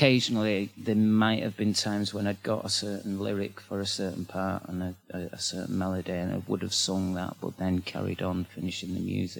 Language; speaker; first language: English; native; English